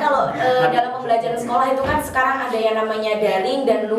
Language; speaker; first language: Indonesian; native; Indonesian